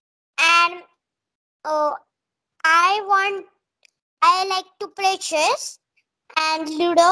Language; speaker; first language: English; non-native, learner; Marathi